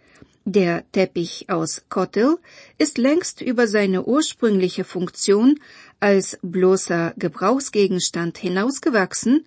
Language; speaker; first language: German; non-native, fluent; Bulgarian